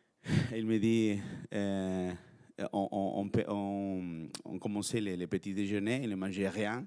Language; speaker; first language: French; non-native, fluent; Spanish